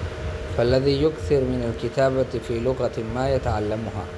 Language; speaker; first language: Arabic; non-native, fluent; Urdu